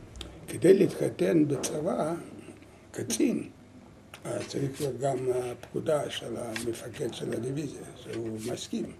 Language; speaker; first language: Hebrew; non-native, learner; Lithuanian